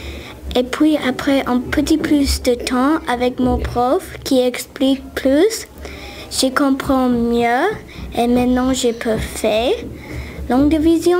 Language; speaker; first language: French; non-native, learner; English